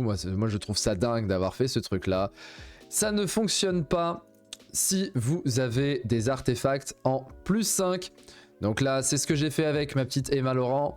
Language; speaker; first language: French; native; French